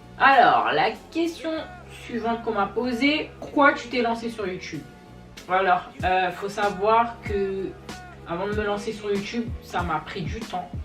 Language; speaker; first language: French; native; French